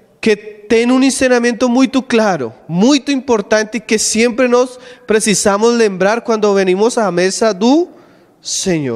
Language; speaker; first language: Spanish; non-native, learner; Portuguese